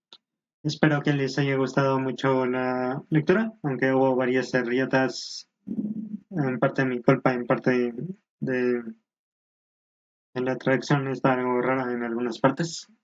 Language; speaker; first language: Spanish; native; Spanish